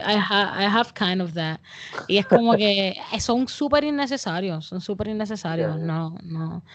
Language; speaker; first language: Spanish; native; Spanish